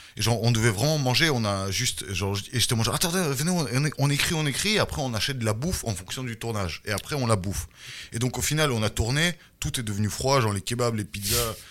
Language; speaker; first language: French; early bilingual, other home language; Russian